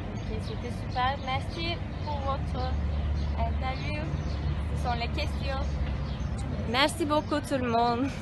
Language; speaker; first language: French; non-native, fluent; Turkish